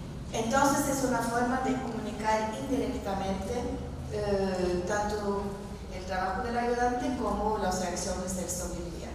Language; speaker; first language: Spanish; non-native, fluent; Norwegian